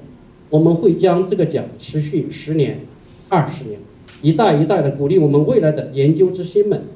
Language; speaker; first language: Chinese; native; Chinese